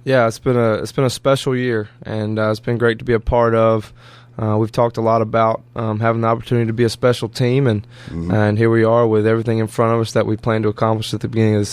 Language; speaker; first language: English; native; English